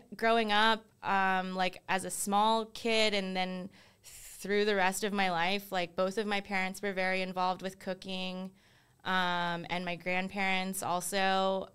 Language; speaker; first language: English; native; English